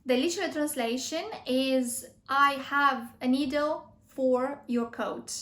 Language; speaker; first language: English; non-native, fluent; Romanian